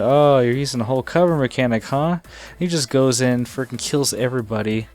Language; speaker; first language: English; native; English